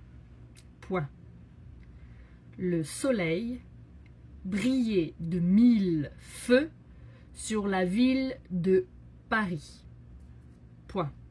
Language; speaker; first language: French; native; French